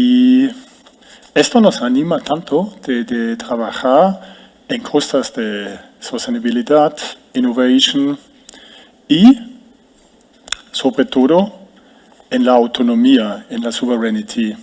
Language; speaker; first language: Spanish; non-native, fluent; German